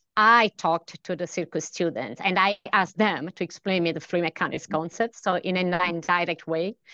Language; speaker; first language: English; non-native, fluent; Italian